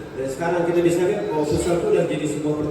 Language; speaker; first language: Indonesian; native; Indonesian